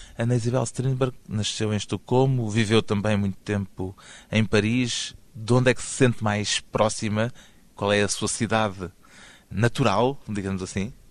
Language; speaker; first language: Portuguese; native; Portuguese